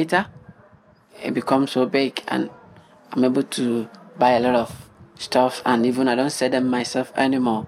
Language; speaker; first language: English; non-native, local second language; Igbo